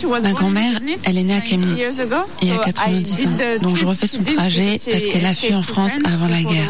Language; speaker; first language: French; native; French